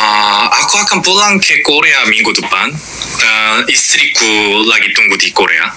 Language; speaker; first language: Indonesian; non-native, fluent; Korean